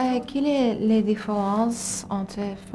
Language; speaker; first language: French; non-native, learner; English